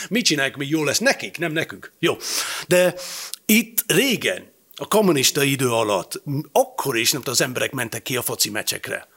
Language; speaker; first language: Hungarian; non-native, fluent; English